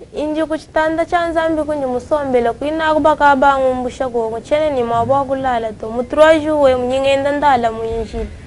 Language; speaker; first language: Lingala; non-native, local second language; Luba-Lulua